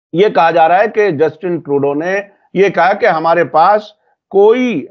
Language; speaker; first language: Hindi; native; Hindi